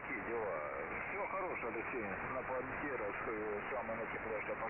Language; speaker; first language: Russian; native; Russian